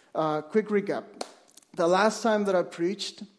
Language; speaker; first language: English; non-native, fluent; Spanish